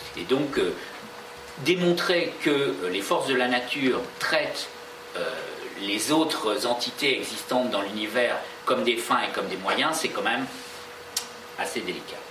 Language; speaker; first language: French; native; French